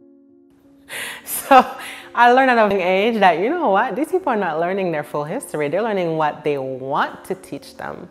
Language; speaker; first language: English; early bilingual, other home language; Haitian Creole